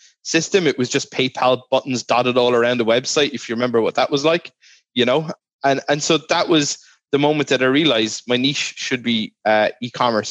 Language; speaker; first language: English; native; English